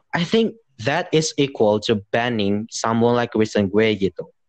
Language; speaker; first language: English; non-native, fluent; Indonesian